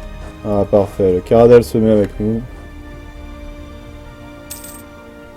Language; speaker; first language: French; native; French